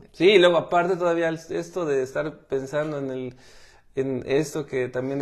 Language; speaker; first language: Spanish; native; Spanish